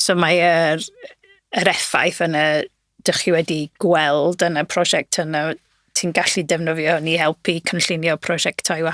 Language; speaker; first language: Welsh; non-native, local second language; English